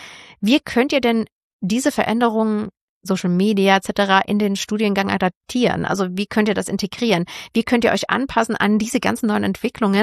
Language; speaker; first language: German; native; German